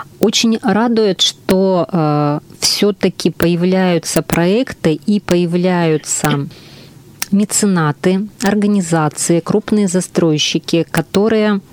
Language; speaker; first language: Russian; native; Russian